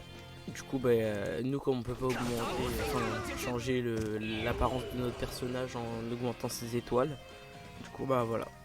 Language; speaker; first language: French; native; French